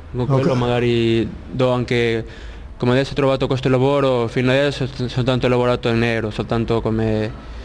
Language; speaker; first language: Italian; non-native, learner; Spanish